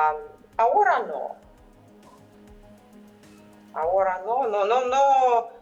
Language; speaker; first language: Spanish; non-native, fluent; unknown